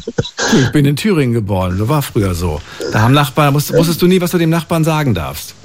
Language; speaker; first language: German; native; German